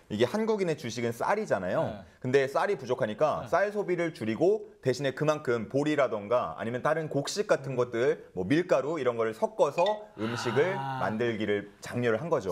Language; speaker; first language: Korean; native; Korean